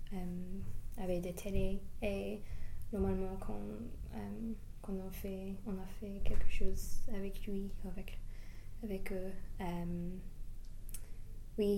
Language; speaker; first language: French; non-native, learner; English